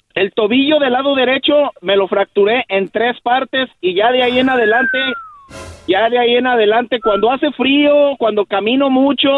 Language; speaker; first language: Spanish; native; Spanish